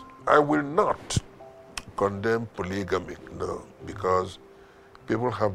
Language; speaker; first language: English; non-native, local second language; Igbo